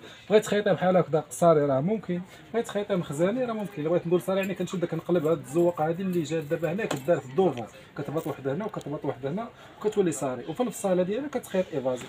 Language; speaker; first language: Arabic; native; Arabic